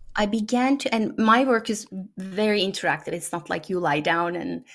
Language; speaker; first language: English; non-native, fluent; Turkish